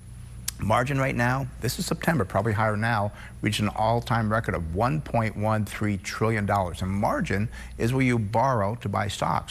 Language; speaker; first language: English; native; English